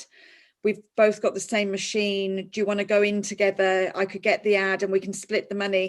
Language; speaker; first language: English; native; English